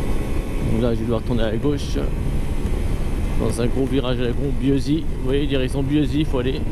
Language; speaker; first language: French; native; French